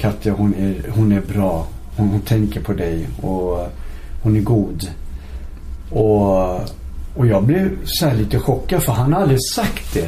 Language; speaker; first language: Swedish; early bilingual, other home language; Syriac